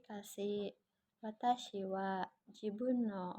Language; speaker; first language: Japanese; non-native, learner; Indonesian